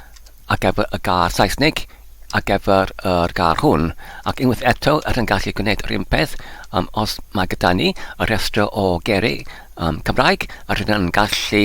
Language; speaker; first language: Welsh; non-native, learner; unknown